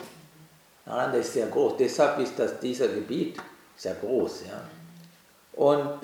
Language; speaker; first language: German; non-native, learner; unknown